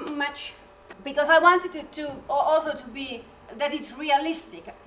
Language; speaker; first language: English; non-native, fluent; Finnish